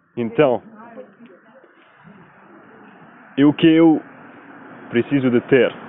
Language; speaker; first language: Portuguese; non-native, learner; Spanish